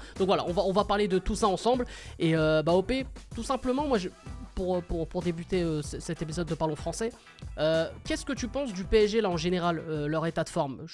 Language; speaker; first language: French; native; French